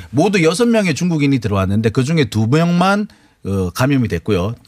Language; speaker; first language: Korean; native; Korean